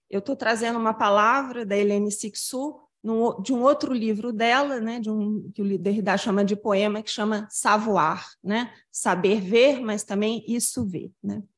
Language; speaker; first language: Portuguese; native; Portuguese